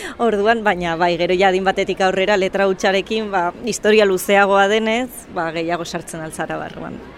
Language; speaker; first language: Basque; native; Basque